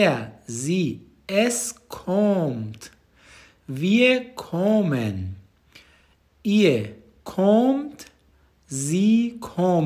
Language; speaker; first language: German; non-native, fluent; Persian